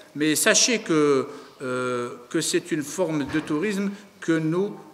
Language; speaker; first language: French; non-native, local second language; Arabic